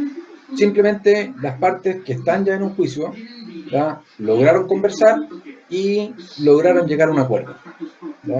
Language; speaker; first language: Spanish; native; Spanish